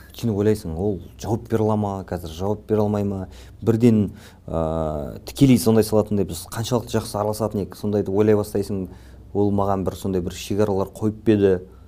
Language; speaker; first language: Kazakh; native; Kazakh